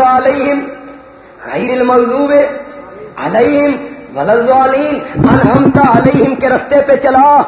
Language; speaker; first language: Urdu; non-native, local second language; Punjabi